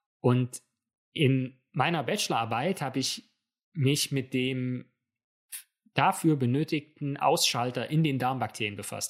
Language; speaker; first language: German; native; German